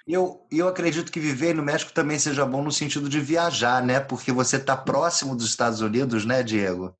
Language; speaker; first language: Portuguese; native; Portuguese